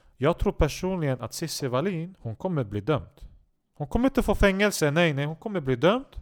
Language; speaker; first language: Swedish; non-native, local second language; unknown